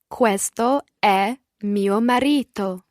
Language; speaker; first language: Italian; non-native, learner; English